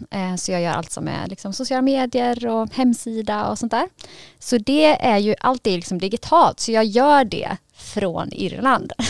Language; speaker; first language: Swedish; native; Swedish